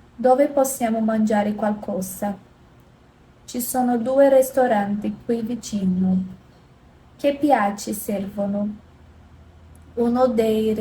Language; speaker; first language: Italian; non-native, learner; Portuguese